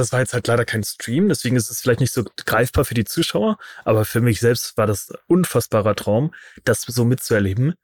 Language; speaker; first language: German; native; German